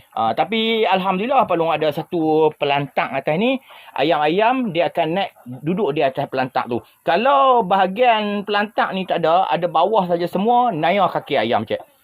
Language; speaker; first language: Malay; native; Malay